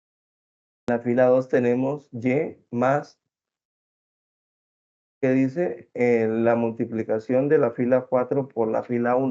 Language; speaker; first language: Spanish; native; Spanish